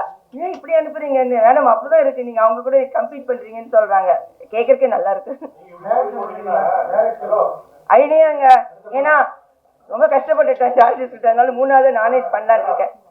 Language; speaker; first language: Tamil; early bilingual, heritage; Tamil